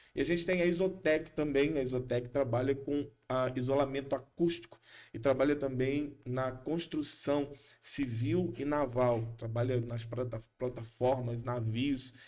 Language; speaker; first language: Portuguese; native; Portuguese